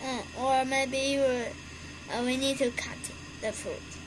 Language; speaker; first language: English; non-native, learner; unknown